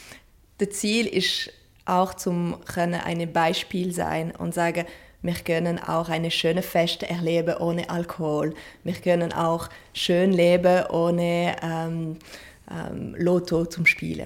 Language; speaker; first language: German; non-native, fluent; French